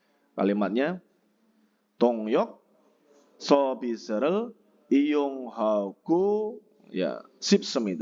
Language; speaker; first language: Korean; non-native, fluent; Indonesian